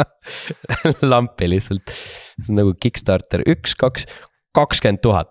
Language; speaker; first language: Estonian; native; Estonian